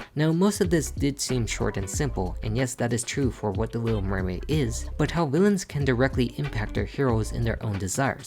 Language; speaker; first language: English; native; English